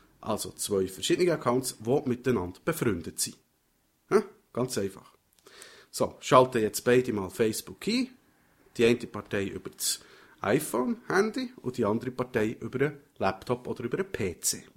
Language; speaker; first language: German; native; German